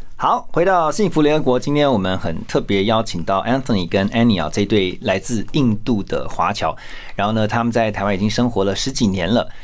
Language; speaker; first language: Chinese; native; Chinese